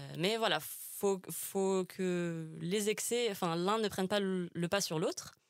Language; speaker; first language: French; non-native, local second language; Arabic